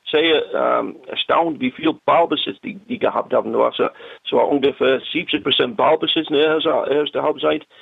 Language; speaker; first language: German; non-native, learner; English